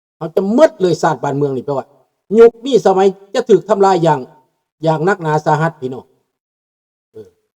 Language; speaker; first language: Lao; native; Lao